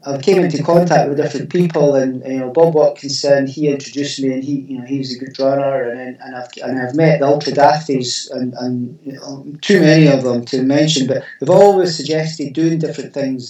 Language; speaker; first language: English; native; English